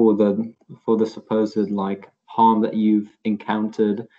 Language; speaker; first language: English; non-native, fluent; Lithuanian